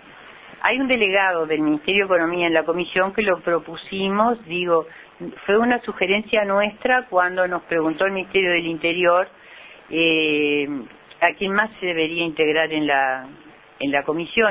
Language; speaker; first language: Spanish; native; Spanish